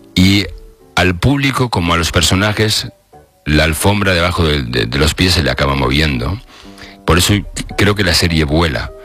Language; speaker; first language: Spanish; native; Spanish